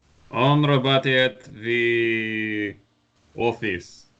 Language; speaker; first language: Russian; non-native, learner; English